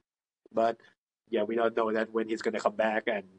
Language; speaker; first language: English; non-native, fluent; Thai